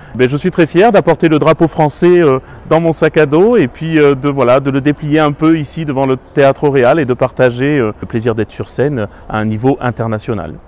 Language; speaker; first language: French; native; French